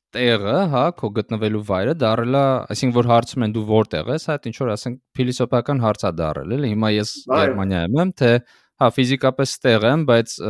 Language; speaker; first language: Armenian; native; Armenian